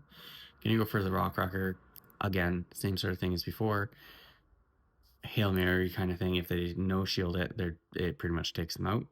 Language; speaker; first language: English; native; English